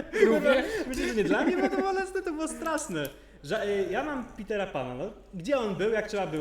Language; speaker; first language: Polish; native; Polish